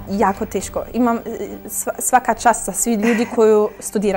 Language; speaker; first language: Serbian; early bilingual, heritage; German